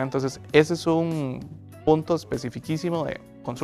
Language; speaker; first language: Spanish; native; Spanish